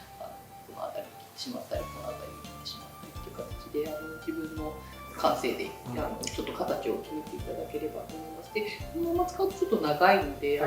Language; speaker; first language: Japanese; native; Japanese